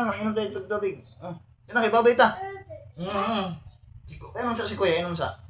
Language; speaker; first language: Filipino; non-native, local second language; Cebuano